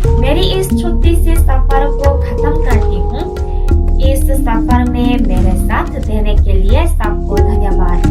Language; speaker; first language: Hindi; non-native, fluent; Korean